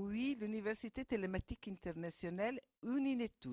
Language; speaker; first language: French; non-native, fluent; Italian